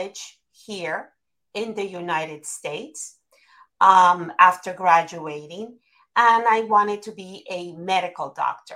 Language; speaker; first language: English; non-native, fluent; Spanish